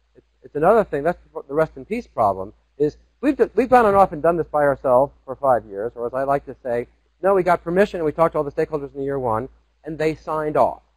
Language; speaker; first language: English; native; English